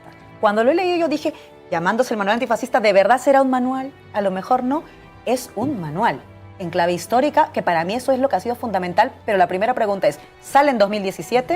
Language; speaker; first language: Spanish; native; Spanish